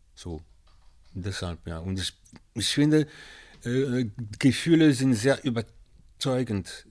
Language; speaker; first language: German; non-native, fluent; French